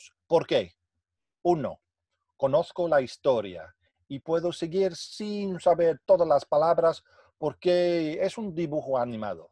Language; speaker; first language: Spanish; non-native, fluent; English